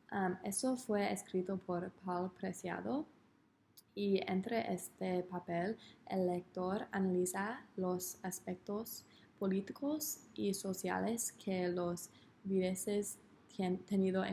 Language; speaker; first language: Spanish; non-native, learner; English